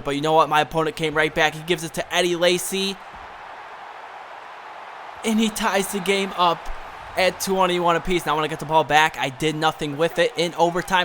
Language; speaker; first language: English; native; English